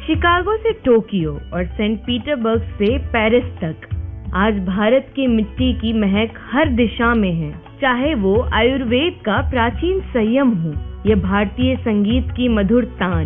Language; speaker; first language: Hindi; native; Hindi